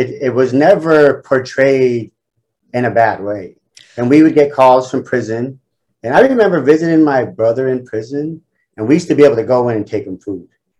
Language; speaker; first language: English; native; English